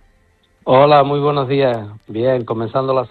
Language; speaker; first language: Spanish; native; Spanish